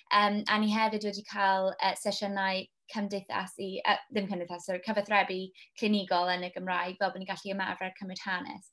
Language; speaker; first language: Welsh; non-native, local second language; English